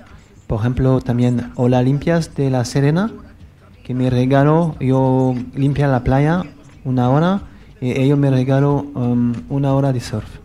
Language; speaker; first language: Spanish; non-native, learner; French